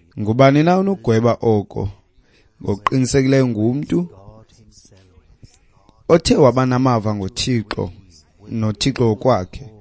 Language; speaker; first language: Xhosa; native; Xhosa